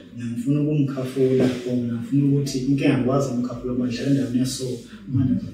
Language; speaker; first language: Zulu; non-native, local second language; Xhosa